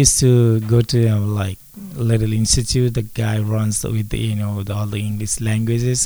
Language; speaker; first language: English; non-native, local second language; Nepali